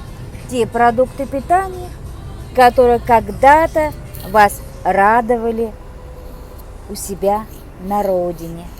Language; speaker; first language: Russian; non-native, local second language; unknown